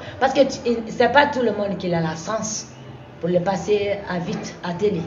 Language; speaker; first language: French; non-native, local second language; Susu